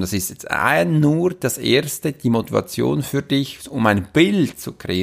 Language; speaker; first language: German; native; German